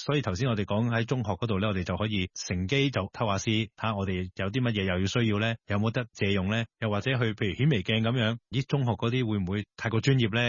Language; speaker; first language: Cantonese; native; Cantonese